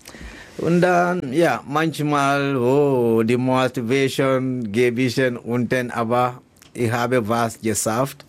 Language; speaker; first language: German; non-native, learner; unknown